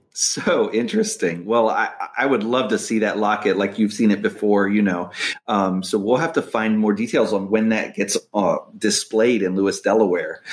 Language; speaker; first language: English; native; English